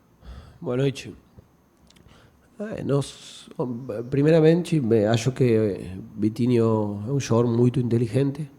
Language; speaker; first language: Portuguese; non-native, fluent; Spanish